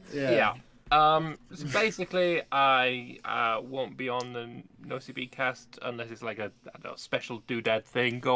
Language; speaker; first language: English; native; English